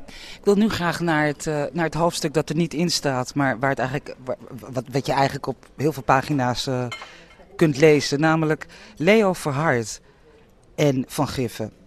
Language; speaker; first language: Dutch; native; Dutch